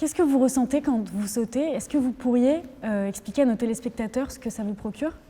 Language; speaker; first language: French; native; French